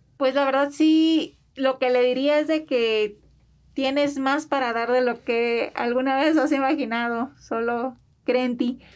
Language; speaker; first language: Spanish; native; Spanish